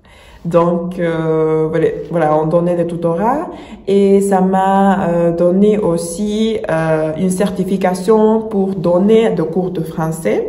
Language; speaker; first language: French; non-native, fluent; Spanish